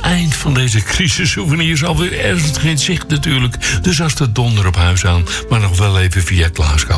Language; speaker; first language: Dutch; native; Dutch